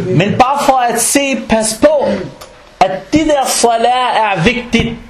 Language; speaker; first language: Danish; non-native, fluent; Arabic